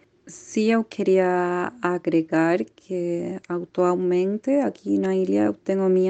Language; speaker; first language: Portuguese; non-native, fluent; Spanish